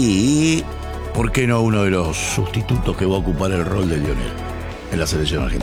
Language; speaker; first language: Spanish; native; Spanish